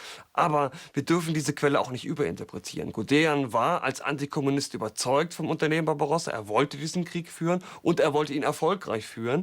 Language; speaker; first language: German; native; German